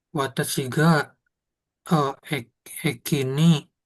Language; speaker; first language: Japanese; non-native, learner; Indonesian